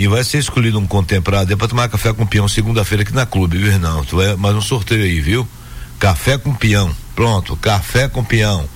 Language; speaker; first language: Portuguese; native; Portuguese